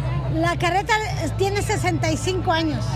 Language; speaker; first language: Spanish; native; Spanish